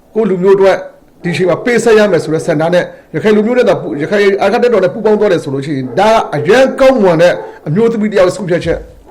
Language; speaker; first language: Burmese; native; Burmese